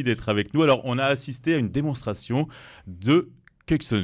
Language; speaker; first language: French; native; French